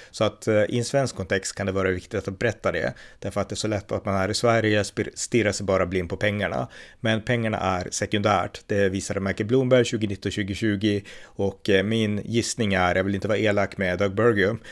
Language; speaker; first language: Swedish; native; Swedish